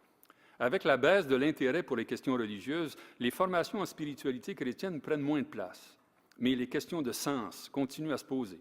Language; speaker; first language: French; native; French